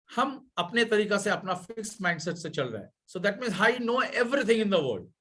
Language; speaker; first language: Hindi; non-native, local second language; Bangla